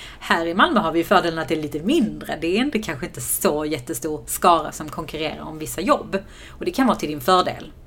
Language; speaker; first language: Swedish; native; Swedish